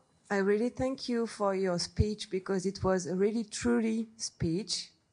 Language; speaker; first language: English; non-native, learner; French